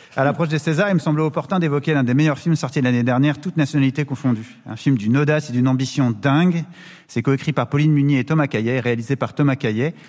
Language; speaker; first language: French; native; French